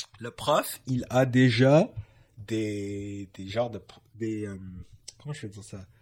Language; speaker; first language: French; native; French